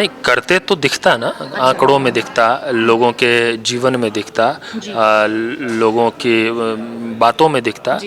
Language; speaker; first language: Hindi; native; Hindi